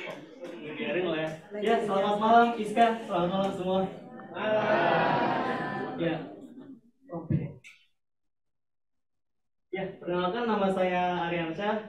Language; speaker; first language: Indonesian; native; Indonesian